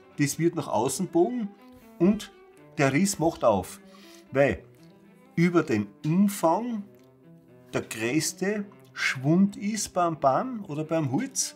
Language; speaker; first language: German; native; German